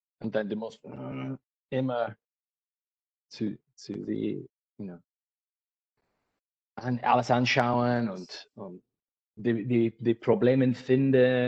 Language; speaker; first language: German; non-native, learner; English